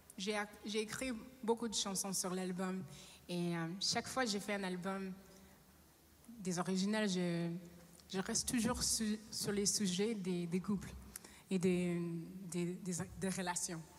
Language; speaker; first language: French; non-native, fluent; English